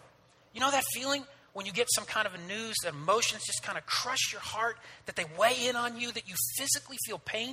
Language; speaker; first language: English; native; English